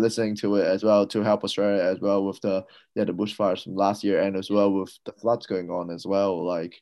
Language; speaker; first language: English; non-native, local second language; Cantonese